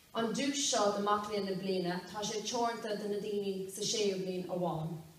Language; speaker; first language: Irish; non-native, local second language; English